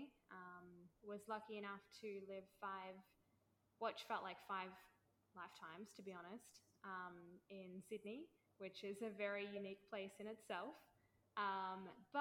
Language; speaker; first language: English; native; English